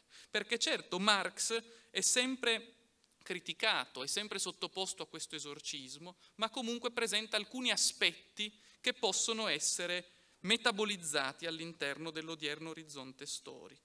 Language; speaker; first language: Italian; native; Italian